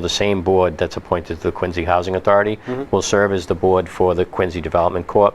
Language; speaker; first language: English; native; English